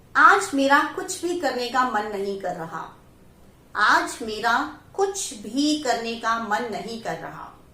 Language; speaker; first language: Hindi; native; Hindi